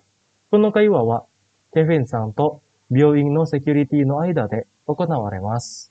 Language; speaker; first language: Japanese; non-native, fluent; Indonesian